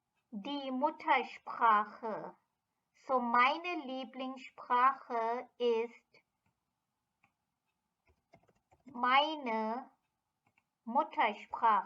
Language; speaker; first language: German; non-native, fluent; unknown